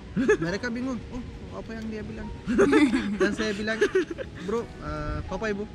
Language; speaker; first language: Indonesian; non-native, learner; Turkish